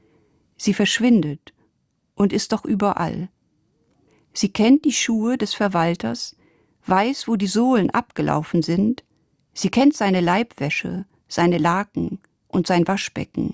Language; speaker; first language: German; native; German